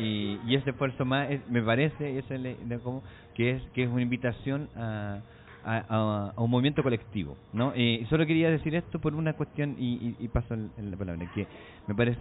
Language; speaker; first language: Spanish; native; Spanish